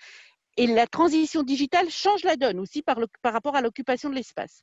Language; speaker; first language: French; native; French